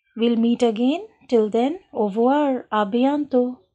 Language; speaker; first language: English; non-native, local second language; Hindi